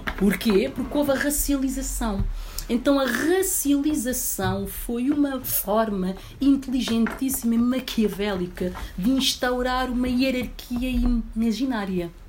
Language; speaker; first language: Portuguese; early bilingual, other home language; Upper Guinea Crioulo